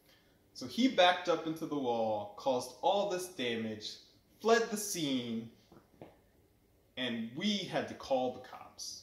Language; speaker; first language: English; native; English